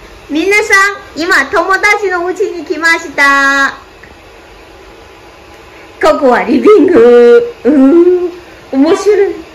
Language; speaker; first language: Japanese; non-native, learner; Chinese